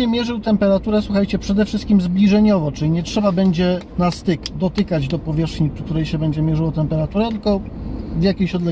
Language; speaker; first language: Polish; native; Polish